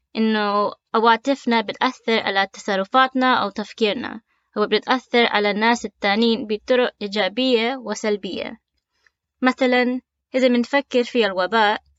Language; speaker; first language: Arabic; early bilingual, heritage; Arabic